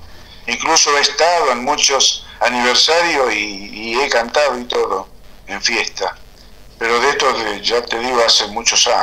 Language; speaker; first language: Spanish; native; Spanish